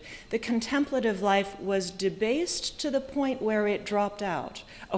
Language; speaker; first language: English; native; English